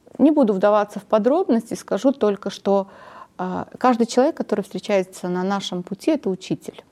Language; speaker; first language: Russian; non-native, local second language; Armenian